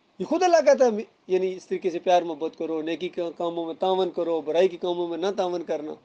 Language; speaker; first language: Urdu; non-native, local second language; Punjabi